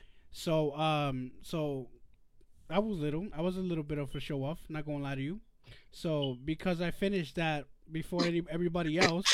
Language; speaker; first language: English; early bilingual, other home language; Spanish